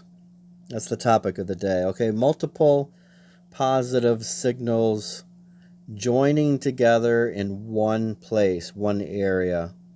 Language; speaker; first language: English; native; English